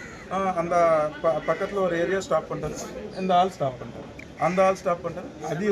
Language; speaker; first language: Tamil; non-native, local second language; Telugu